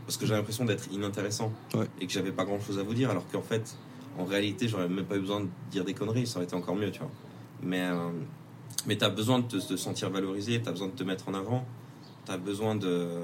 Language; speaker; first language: French; native; French